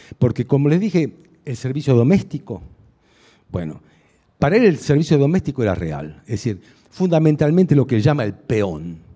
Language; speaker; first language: Spanish; early bilingual, other home language; Hungarian